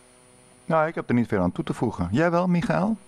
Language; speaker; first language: Dutch; native; Dutch